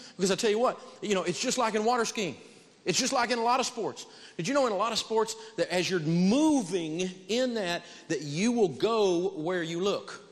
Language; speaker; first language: English; native; English